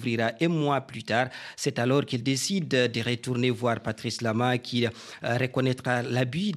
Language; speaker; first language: French; non-native, local second language; Fula